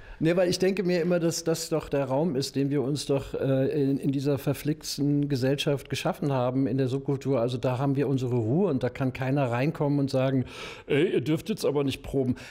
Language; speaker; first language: German; native; German